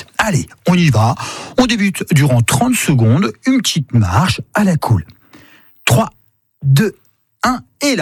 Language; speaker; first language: French; native; French